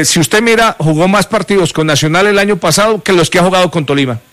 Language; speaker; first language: Spanish; native; Spanish